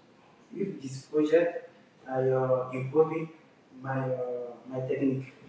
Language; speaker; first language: English; non-native, learner; French